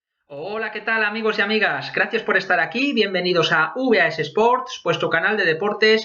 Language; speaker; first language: Spanish; native; Spanish